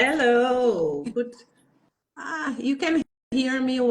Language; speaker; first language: English; non-native, learner; Portuguese